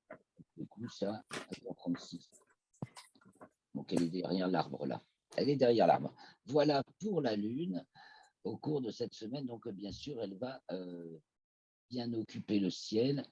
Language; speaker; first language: French; native; French